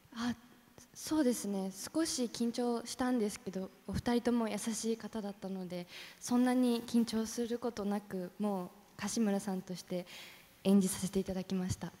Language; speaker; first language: Japanese; native; Japanese